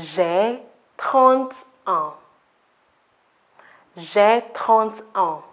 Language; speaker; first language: French; non-native, fluent; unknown